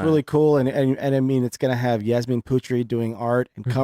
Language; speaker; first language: English; native; English